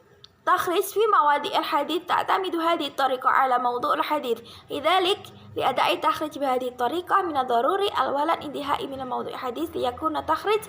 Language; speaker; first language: Arabic; non-native, learner; Indonesian